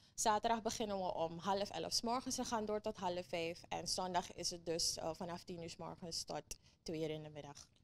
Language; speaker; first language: Dutch; native; Dutch